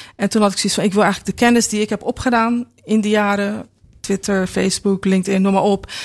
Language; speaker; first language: Dutch; native; Dutch